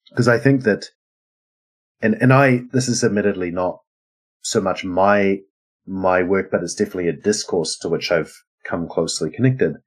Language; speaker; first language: English; native; English